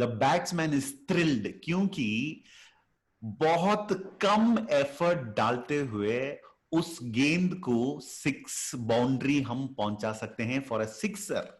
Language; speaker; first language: Hindi; native; Hindi